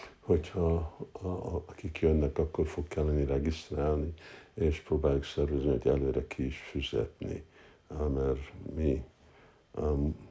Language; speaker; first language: Hungarian; early bilingual, heritage; Hungarian